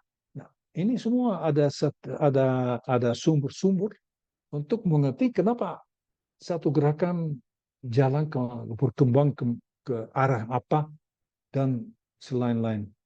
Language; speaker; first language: Indonesian; non-native, learner; Dutch